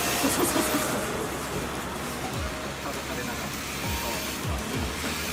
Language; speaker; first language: Japanese; native; Japanese